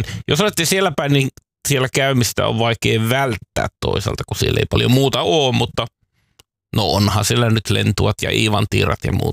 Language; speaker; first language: Finnish; native; Finnish